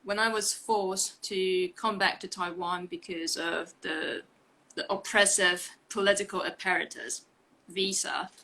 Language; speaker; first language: English; non-native, fluent; Chinese